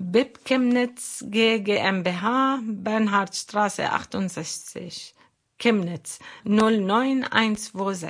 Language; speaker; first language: German; non-native, learner; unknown